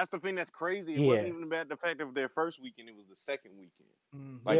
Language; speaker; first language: English; native; English